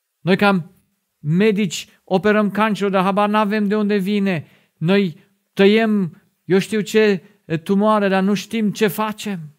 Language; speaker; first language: Romanian; non-native, fluent; German